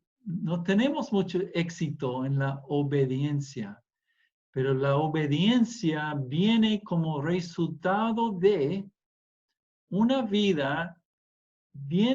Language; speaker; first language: Spanish; non-native, fluent; English